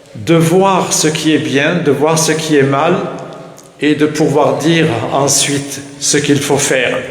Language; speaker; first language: French; native; French